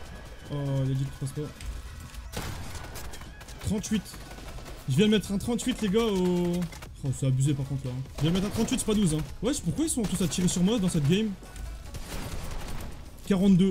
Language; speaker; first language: French; native; French